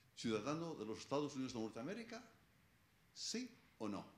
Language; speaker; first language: Spanish; native; Spanish